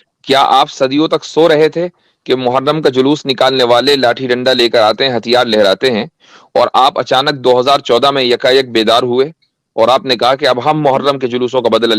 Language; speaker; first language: Hindi; native; Hindi